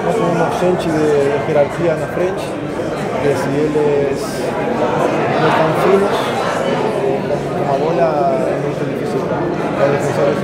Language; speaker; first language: Portuguese; non-native, learner; Spanish